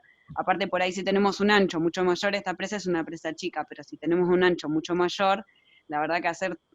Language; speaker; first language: Spanish; native; Spanish